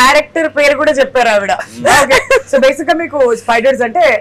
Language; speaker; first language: Telugu; native; Telugu